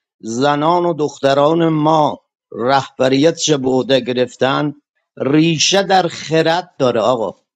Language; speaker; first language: Persian; non-native, local second language; Kurdish